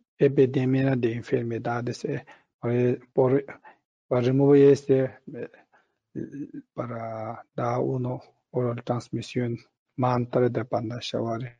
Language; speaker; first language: Spanish; non-native, learner; Tibetan